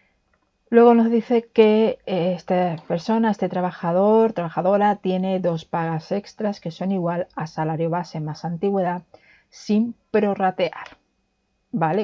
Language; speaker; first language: Spanish; native; Spanish